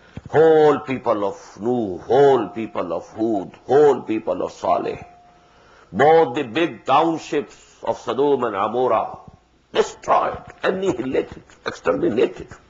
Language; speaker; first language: English; non-native, local second language; Urdu